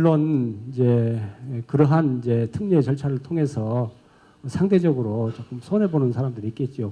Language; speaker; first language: Korean; native; Korean